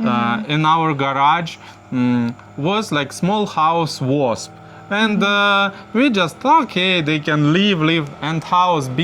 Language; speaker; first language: English; non-native, learner; Russian